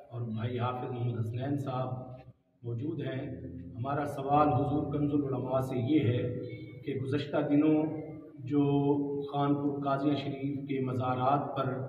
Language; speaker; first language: Urdu; non-native, local second language; Saraiki